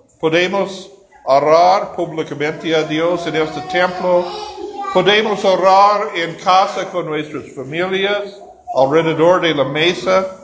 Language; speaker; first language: Spanish; non-native, learner; English